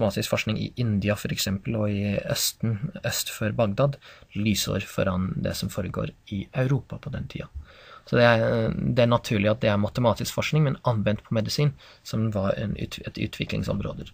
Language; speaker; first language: Norwegian; non-native, fluent; English